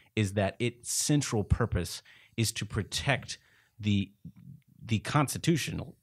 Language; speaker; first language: English; native; English